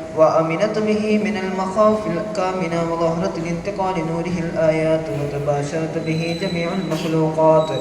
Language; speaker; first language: Arabic; non-native, fluent; Malayalam